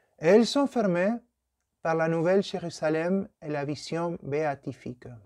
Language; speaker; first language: French; non-native, fluent; Spanish